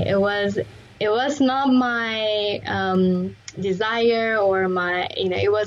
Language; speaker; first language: English; non-native, fluent; Japanese